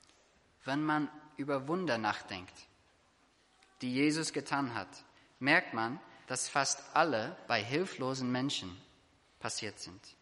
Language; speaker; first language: German; non-native, fluent; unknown